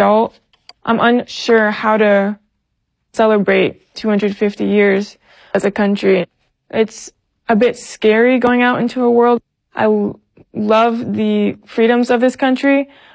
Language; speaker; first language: English; native; English